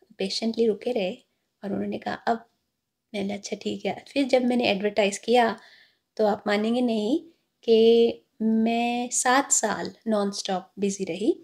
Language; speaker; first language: Hindi; native; Hindi